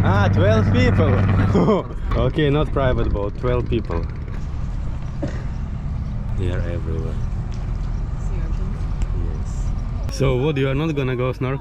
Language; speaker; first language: English; non-native, fluent; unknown